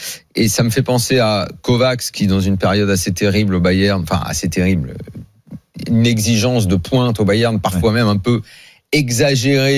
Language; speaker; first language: French; native; French